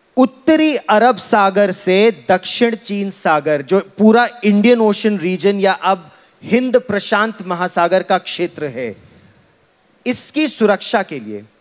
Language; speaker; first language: Hindi; native; Hindi